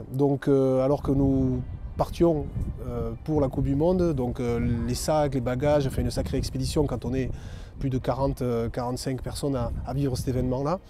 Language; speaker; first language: French; native; French